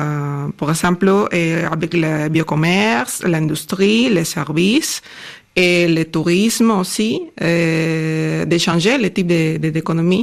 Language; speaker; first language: French; non-native, learner; Spanish